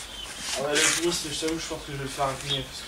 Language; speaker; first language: French; native; French